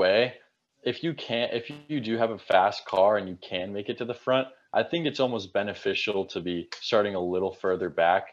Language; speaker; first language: English; native; English